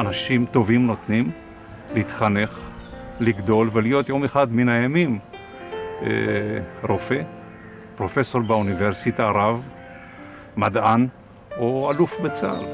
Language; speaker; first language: Hebrew; non-native, fluent; Romanian